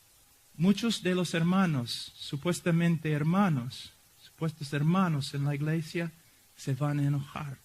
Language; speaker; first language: Spanish; non-native, fluent; English